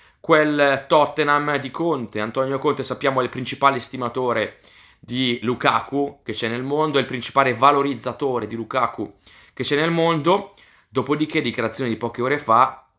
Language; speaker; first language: Italian; native; Italian